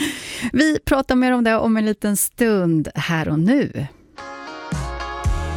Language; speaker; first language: Swedish; native; Swedish